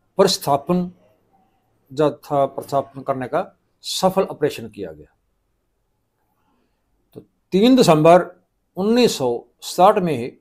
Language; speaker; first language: Hindi; non-native, local second language; Punjabi